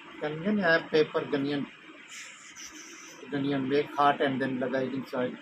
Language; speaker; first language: Filipino; non-native, learner; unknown